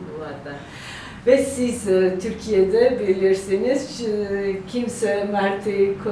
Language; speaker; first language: Turkish; non-native, learner; Georgian